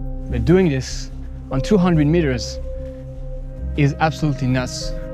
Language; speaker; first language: English; non-native, fluent; French